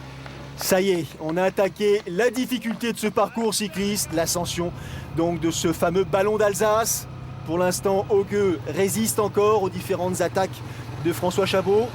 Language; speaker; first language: French; native; French